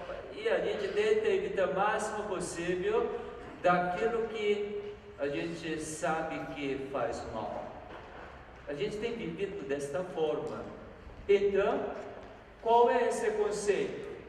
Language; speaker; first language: Portuguese; non-native, fluent; Korean